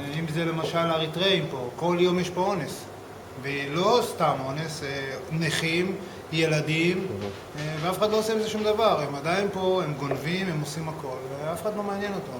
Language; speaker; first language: Hebrew; native; Hebrew